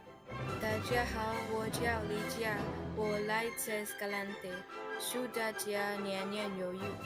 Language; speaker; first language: Chinese; non-native, learner; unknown